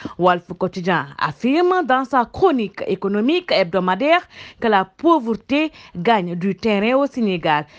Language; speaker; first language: French; non-native, local second language; Wolof